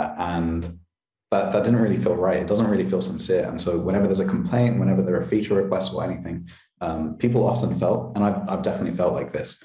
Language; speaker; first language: English; native; English